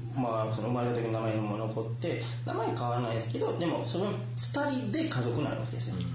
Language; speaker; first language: Japanese; non-native, fluent; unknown